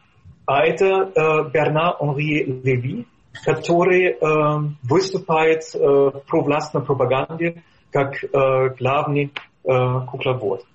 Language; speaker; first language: Russian; non-native, fluent; German